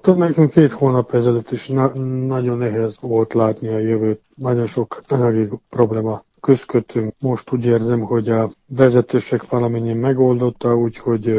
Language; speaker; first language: Hungarian; non-native, fluent; Serbian